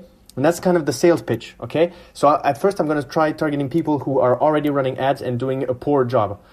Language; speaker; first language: English; non-native, fluent; French